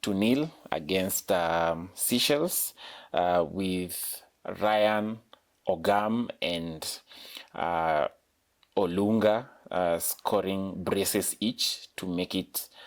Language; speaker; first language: English; non-native, local second language; Swahili